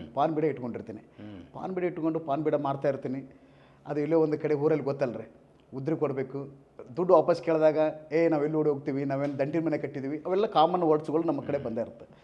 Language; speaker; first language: Kannada; native; Kannada